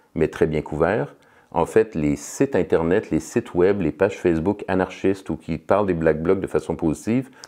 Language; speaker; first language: French; native; French